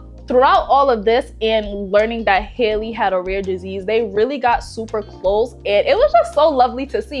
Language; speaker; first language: English; native; English